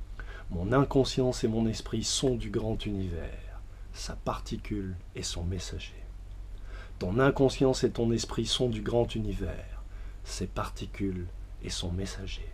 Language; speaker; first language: French; native; French